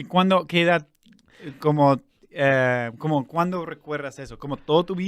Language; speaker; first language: Spanish; non-native, fluent; English